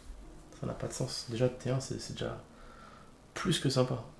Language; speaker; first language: French; native; French